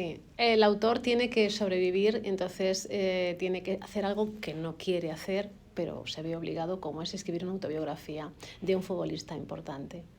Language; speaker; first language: Spanish; native; Spanish